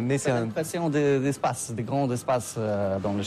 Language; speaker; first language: French; non-native, learner; Polish